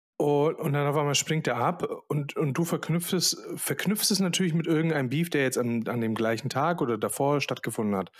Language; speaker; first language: German; early bilingual, other home language; Polish